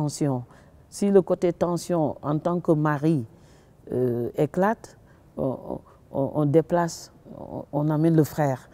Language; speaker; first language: French; non-native, local second language; Wolof